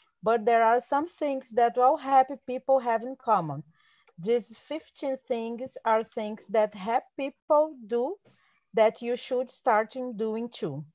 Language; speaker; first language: English; non-native, learner; Portuguese